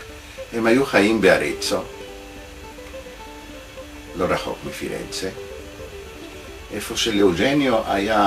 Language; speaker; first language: Hebrew; non-native, fluent; Italian